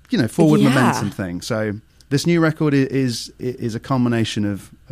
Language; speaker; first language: English; native; English